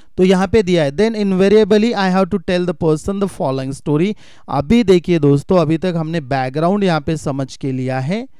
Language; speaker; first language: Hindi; non-native, local second language; Marathi